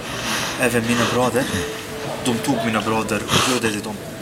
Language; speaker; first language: Swedish; non-native, fluent; Arabic